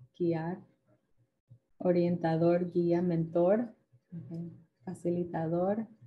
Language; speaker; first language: Spanish; non-native, fluent; English